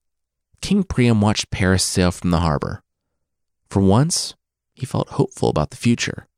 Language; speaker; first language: English; native; English